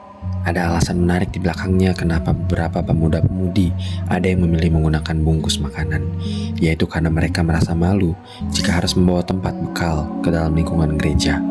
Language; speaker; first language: Indonesian; native; Indonesian